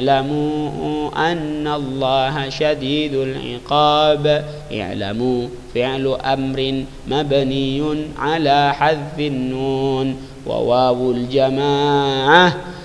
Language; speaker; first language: Arabic; non-native, fluent; Indonesian